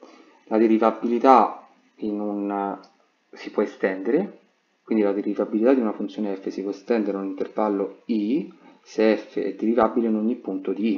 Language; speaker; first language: Italian; native; Italian